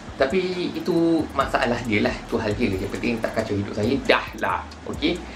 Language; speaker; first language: Malay; native; Malay